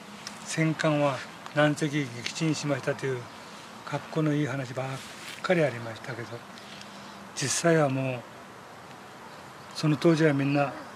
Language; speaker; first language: Japanese; native; Japanese